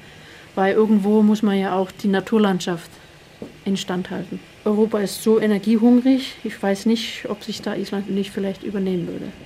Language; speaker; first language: German; native; German